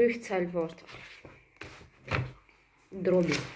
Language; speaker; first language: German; non-native, fluent; Russian